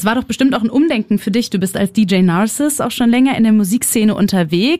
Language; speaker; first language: German; native; German